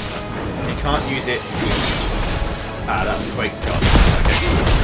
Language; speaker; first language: English; native; English